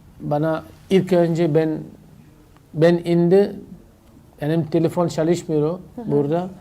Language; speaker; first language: Turkish; non-native, learner; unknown